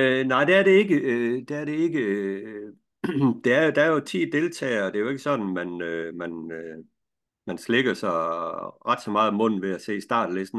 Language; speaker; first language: Danish; native; Danish